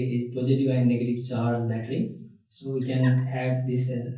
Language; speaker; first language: English; non-native, local second language; Nepali